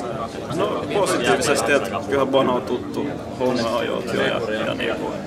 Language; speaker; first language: Finnish; native; Finnish